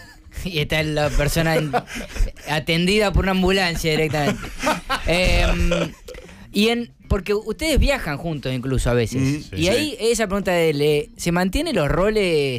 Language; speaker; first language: Spanish; native; Spanish